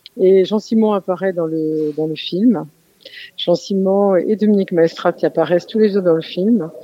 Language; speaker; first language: French; native; French